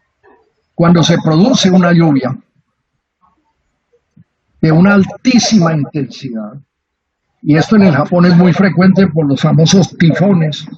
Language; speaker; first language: Spanish; native; Spanish